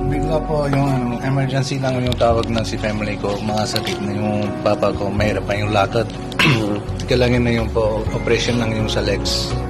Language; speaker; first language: Filipino; non-native, learner; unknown